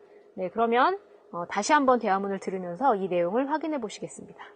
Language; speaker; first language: Korean; native; Korean